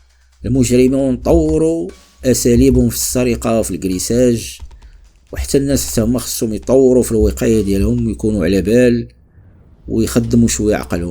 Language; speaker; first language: Arabic; native; Arabic